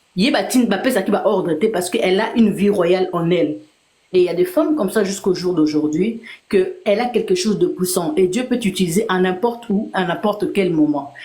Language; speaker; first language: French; non-native, local second language; Lingala